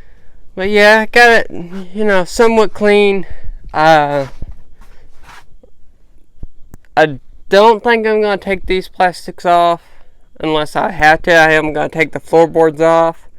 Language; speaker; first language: English; native; English